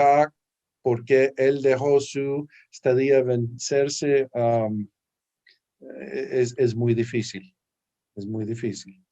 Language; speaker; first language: Spanish; early bilingual, heritage; English